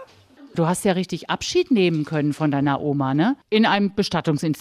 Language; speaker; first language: German; native; German